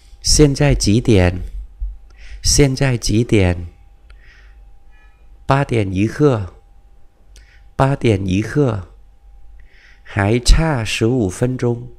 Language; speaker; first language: Chinese; non-native, fluent; Vietnamese